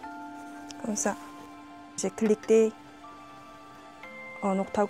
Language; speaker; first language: French; non-native, learner; Korean